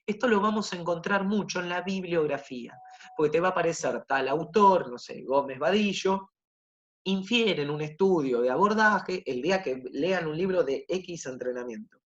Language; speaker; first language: Spanish; native; Spanish